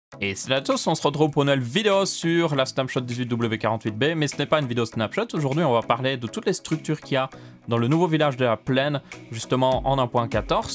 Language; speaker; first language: French; native; French